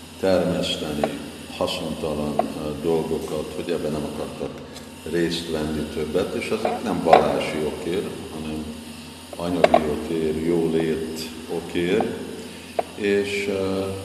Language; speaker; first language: Hungarian; non-native, fluent; English